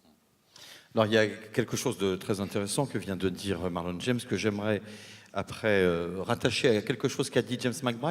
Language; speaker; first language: French; native; French